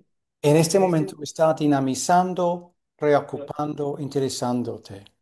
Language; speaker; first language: Spanish; non-native, fluent; English